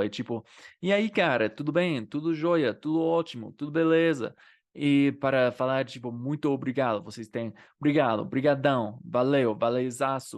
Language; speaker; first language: Portuguese; non-native, fluent; English